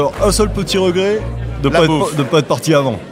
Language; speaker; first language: French; native; French